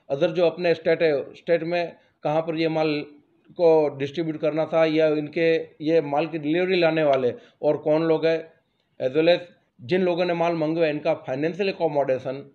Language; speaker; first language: Hindi; non-native, local second language; Gujarati